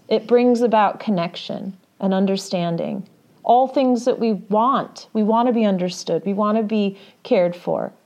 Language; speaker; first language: English; native; English